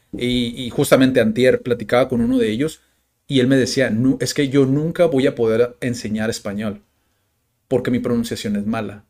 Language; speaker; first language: Spanish; native; Spanish